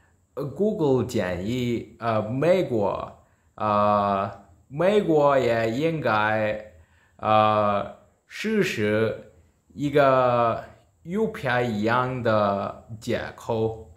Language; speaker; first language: Chinese; non-native, learner; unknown